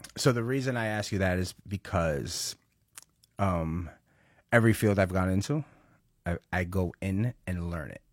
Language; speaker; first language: English; early bilingual, other home language; Spanish